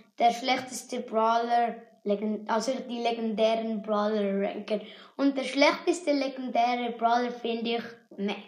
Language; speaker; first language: German; native; German